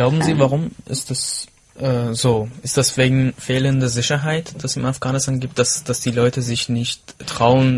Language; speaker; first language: German; non-native, fluent; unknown